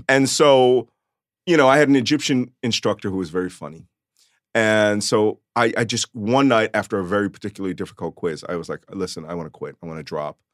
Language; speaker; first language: English; early bilingual, other home language; Yiddish